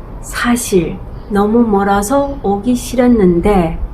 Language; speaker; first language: Korean; non-native, fluent; Chinese